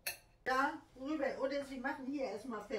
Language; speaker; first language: German; native; German